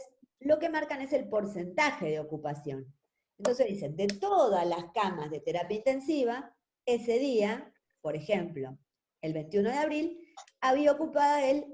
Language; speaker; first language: Spanish; native; Spanish